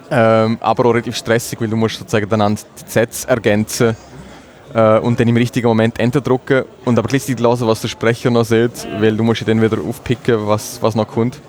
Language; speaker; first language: German; native; German